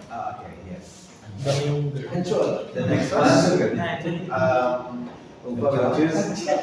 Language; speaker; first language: English; non-native, fluent; Indonesian